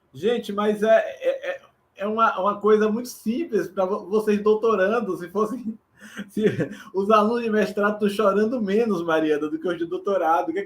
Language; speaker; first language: Portuguese; native; Portuguese